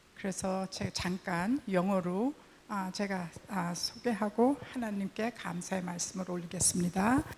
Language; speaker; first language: Korean; early bilingual, heritage; Korean